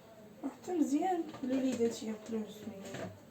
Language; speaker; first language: Arabic; native; Arabic